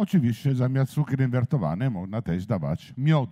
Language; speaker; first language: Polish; non-native, learner; Italian